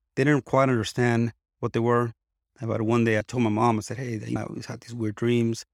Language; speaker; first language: English; early bilingual, other home language; Spanish